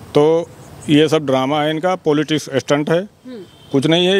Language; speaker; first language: Hindi; native; Hindi